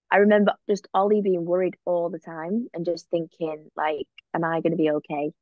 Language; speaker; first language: English; native; English